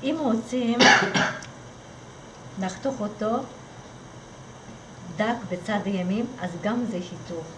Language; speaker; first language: Hebrew; non-native, fluent; Russian